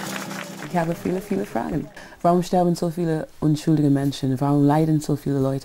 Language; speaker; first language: German; non-native, fluent; English